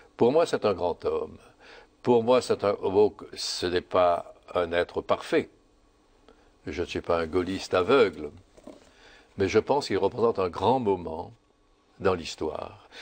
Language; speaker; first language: French; native; French